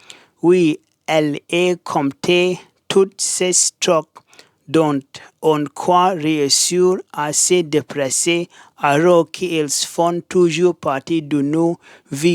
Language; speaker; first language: French; non-native, learner; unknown